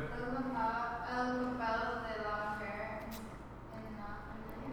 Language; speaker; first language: Spanish; non-native, learner; English